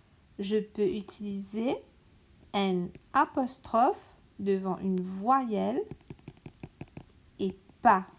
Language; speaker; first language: French; non-native, local second language; Morisyen